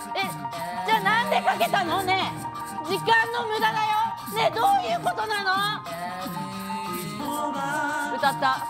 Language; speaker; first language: Japanese; native; Japanese